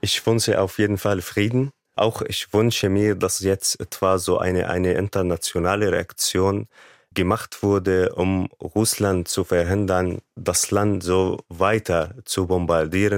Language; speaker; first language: German; non-native, fluent; Arabic